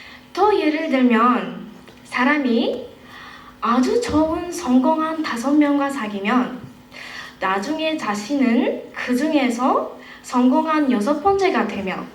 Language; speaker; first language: Korean; non-native, fluent; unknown